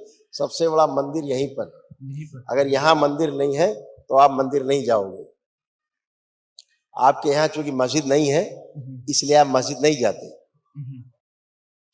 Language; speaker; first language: Hindi; native; Hindi